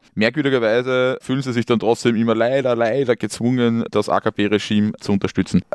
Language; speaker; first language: German; native; German